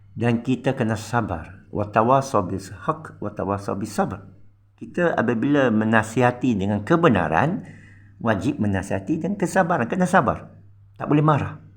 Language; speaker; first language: Malay; non-native, local second language; Min Nan Chinese